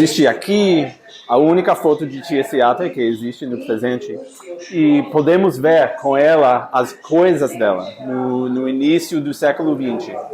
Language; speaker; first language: Portuguese; non-native, fluent; English